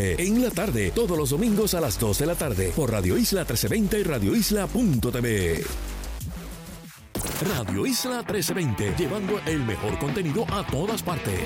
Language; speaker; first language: Spanish; native; Spanish